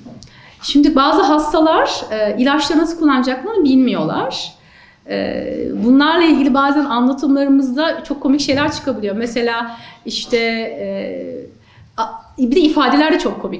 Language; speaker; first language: Turkish; native; Turkish